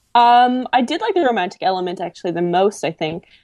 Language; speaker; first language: English; native; English